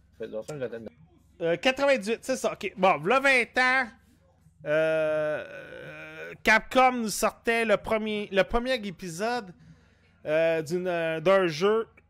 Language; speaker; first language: French; native; French